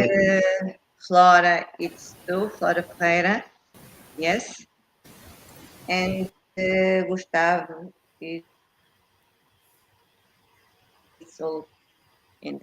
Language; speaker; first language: English; non-native, fluent; Portuguese